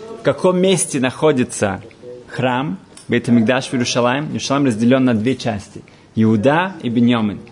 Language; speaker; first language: Russian; early bilingual, heritage; Russian